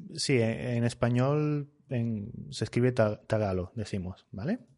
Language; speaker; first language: Spanish; native; Spanish